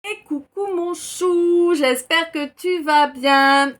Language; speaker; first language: French; native; French